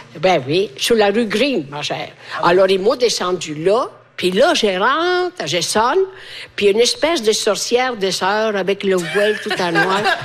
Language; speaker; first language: French; non-native, fluent; Italian